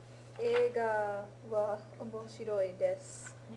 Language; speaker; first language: Japanese; non-native, learner; English